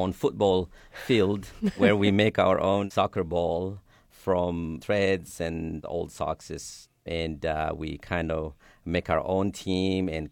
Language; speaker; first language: English; non-native, fluent; Sidamo